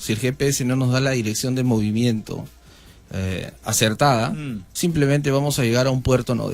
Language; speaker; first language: Spanish; native; Spanish